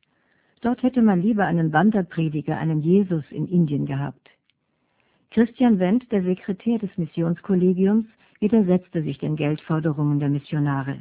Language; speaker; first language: German; native; German